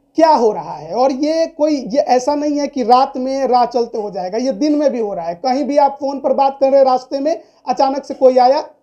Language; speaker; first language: Hindi; native; Hindi